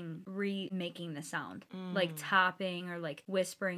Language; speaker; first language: English; native; English